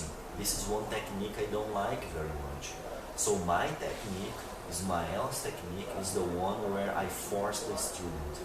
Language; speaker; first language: English; non-native, fluent; Portuguese